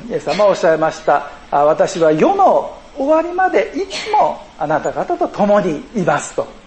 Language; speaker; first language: Japanese; native; Japanese